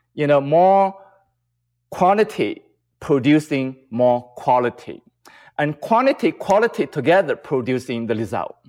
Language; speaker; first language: English; non-native, fluent; Chinese